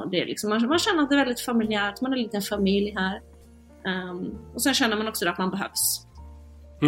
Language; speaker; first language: Swedish; native; Swedish